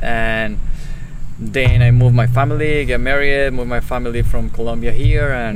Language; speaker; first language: English; non-native, fluent; Spanish